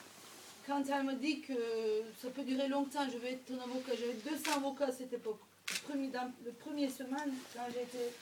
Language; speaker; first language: French; non-native, fluent; Turkish